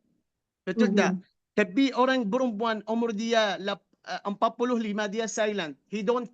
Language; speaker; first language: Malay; non-native, fluent; Arabic